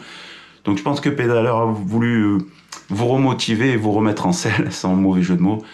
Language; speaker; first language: French; native; French